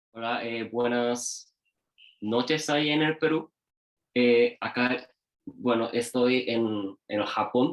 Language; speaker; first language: Spanish; non-native, learner; Japanese